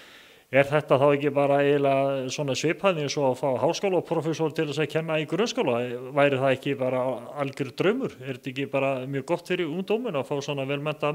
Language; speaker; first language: Icelandic; native; Icelandic